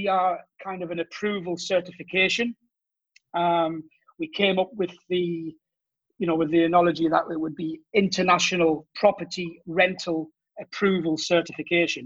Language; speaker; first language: English; native; English